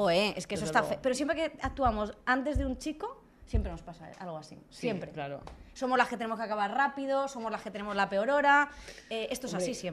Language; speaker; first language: Spanish; native; Spanish